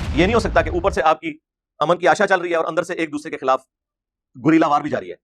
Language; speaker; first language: Urdu; non-native, local second language; Punjabi